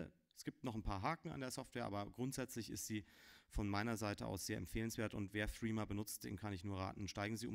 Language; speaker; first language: German; native; German